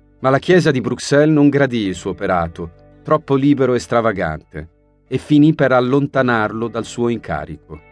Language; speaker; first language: Italian; native; Italian